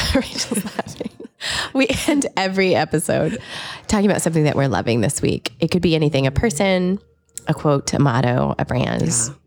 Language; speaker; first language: English; native; English